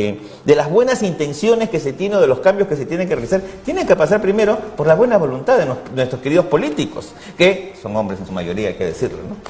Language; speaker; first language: Spanish; native; Spanish